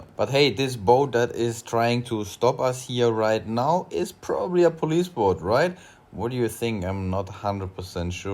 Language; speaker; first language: English; non-native, fluent; German